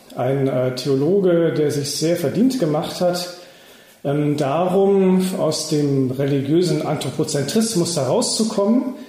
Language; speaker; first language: German; native; German